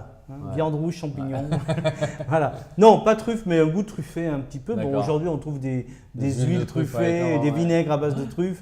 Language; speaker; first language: French; native; French